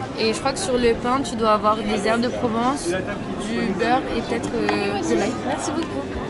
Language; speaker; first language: French; native; French